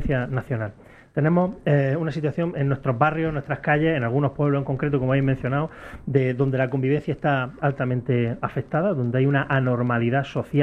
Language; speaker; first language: Spanish; native; Spanish